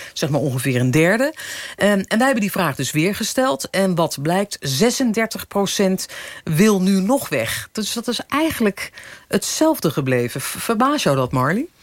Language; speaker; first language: Dutch; native; Dutch